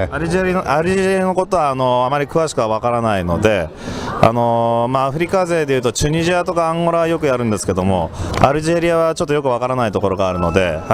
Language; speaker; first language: Japanese; native; Japanese